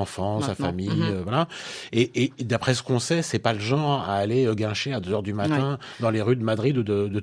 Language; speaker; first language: French; native; French